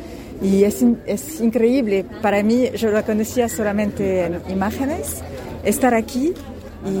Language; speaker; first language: Spanish; non-native, fluent; French